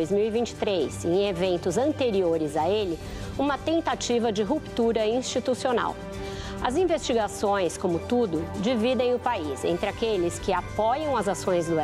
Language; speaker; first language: Portuguese; native; Portuguese